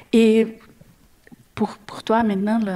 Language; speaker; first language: French; non-native, learner; Portuguese